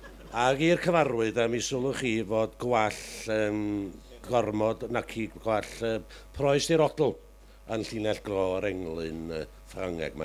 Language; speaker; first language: Welsh; native; Welsh